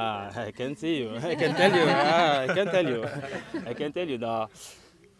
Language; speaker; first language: English; non-native, learner; French